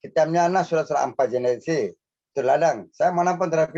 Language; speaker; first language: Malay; non-native, local second language; Tamil